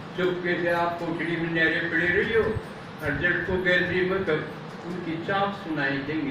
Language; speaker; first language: Hindi; native; Hindi